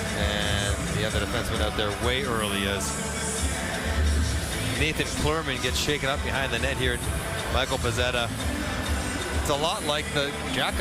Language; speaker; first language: English; native; English